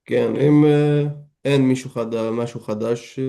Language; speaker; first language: Hebrew; non-native, local second language; Arabic